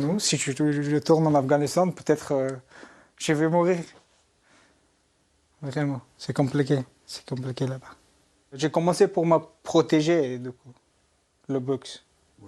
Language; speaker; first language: French; non-native, learner; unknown